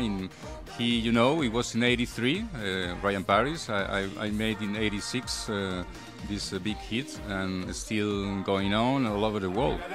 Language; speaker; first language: English; non-native, learner; Spanish